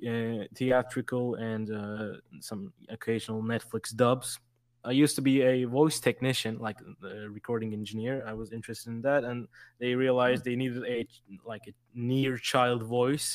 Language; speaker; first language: English; non-native, fluent; Turkish